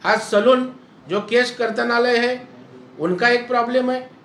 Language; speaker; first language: Hindi; non-native, local second language; Marathi